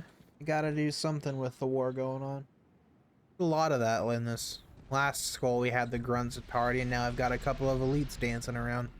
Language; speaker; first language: English; native; English